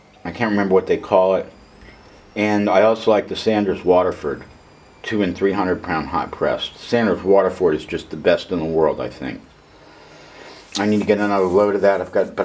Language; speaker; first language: English; native; English